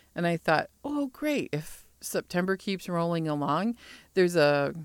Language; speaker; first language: English; native; English